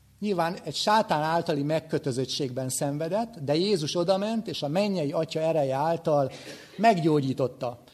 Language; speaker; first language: Hungarian; native; Hungarian